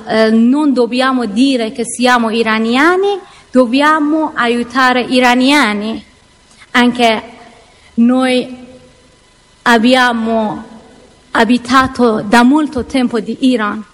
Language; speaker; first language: Italian; non-native, learner; Persian